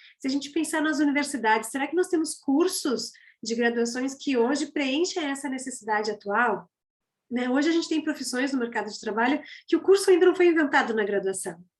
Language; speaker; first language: Portuguese; native; Portuguese